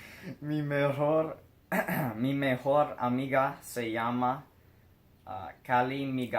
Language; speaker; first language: Spanish; non-native, learner; English